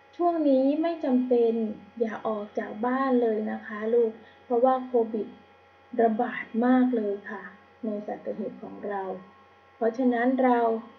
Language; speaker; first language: Thai; native; Thai